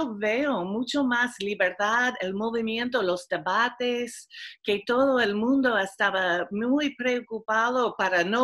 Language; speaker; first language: Spanish; non-native, fluent; English